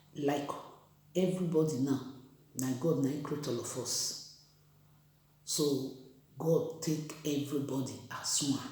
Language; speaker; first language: Nigerian Pidgin; non-native, local second language; Bini